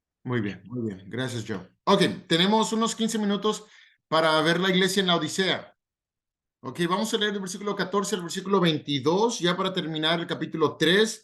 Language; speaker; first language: Spanish; native; Spanish